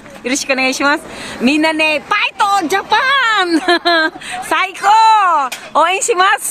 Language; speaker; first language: Japanese; non-native, learner; Filipino